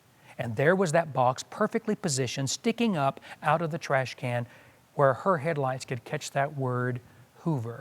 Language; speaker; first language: English; native; English